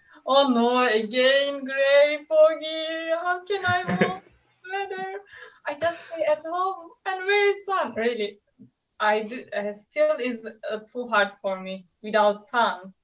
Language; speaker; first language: English; non-native, learner; Turkish